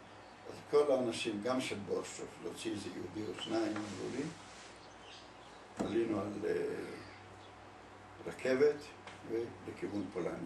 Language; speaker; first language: Hebrew; early bilingual, other home language; Polish